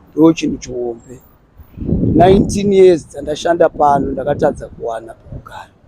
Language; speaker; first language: Shona; native; Shona